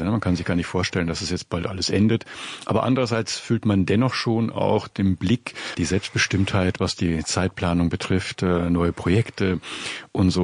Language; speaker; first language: German; native; German